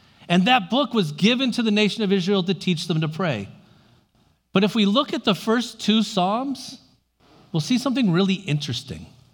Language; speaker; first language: English; native; English